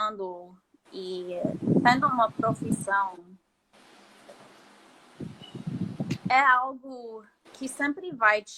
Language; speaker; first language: Portuguese; non-native, fluent; English